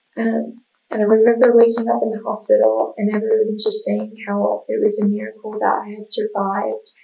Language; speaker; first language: English; native; English